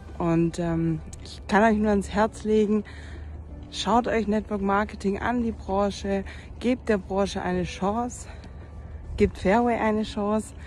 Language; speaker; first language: German; native; German